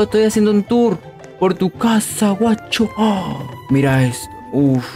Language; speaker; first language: Spanish; native; Spanish